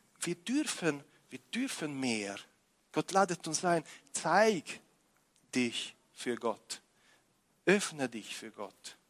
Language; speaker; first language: German; non-native, fluent; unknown